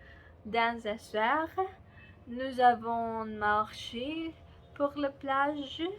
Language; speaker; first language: French; non-native, learner; Spanish